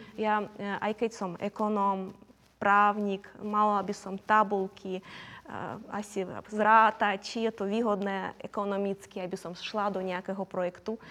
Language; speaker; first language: Slovak; non-native, fluent; Ukrainian